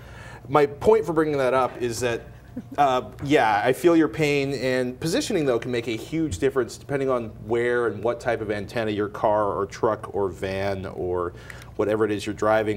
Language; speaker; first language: English; native; English